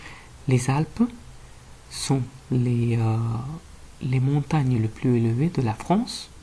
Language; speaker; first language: French; non-native, fluent; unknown